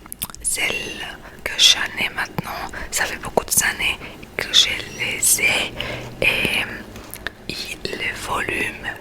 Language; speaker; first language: French; non-native, learner; Spanish